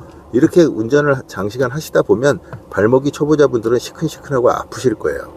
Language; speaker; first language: Korean; native; Korean